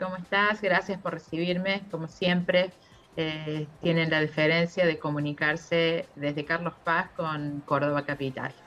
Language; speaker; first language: Spanish; native; Spanish